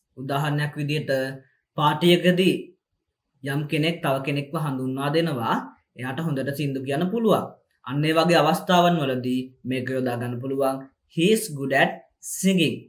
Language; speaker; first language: Sinhala; native; Sinhala